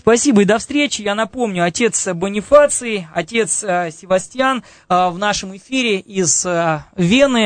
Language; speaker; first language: Russian; native; Russian